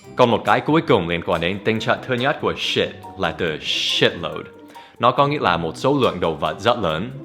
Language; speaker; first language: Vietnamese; non-native, fluent; English